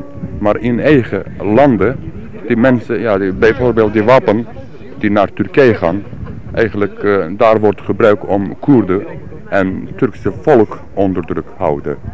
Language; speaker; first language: Dutch; non-native, learner; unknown